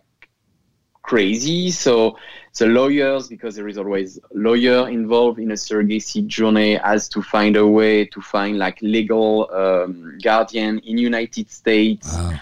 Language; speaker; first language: English; non-native, fluent; French